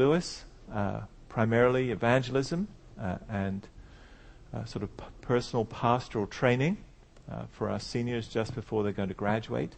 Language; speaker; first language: English; native; English